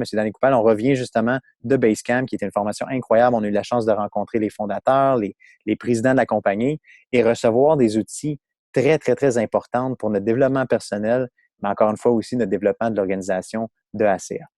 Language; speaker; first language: French; native; French